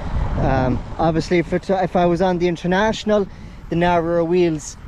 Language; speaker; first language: English; native; English